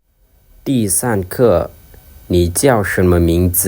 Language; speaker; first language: Chinese; non-native, fluent; Lao